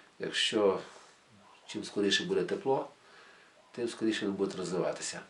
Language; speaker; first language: Ukrainian; native; Ukrainian